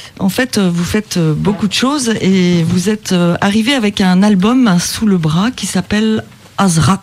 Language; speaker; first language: French; native; French